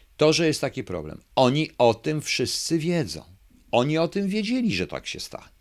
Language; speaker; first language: Polish; native; Polish